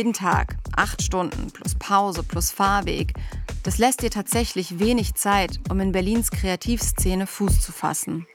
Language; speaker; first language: German; native; German